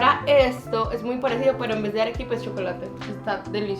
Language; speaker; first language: Spanish; native; Spanish